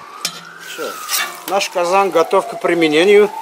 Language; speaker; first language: Russian; non-native, fluent; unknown